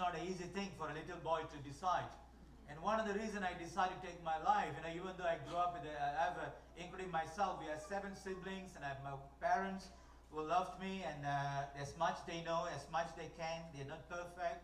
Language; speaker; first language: English; non-native, local second language; Tamil